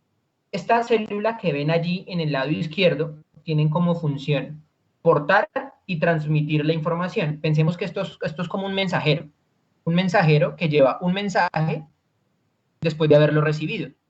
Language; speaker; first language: Spanish; native; Spanish